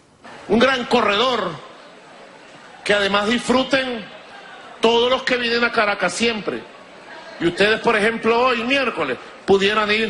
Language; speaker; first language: Spanish; native; Spanish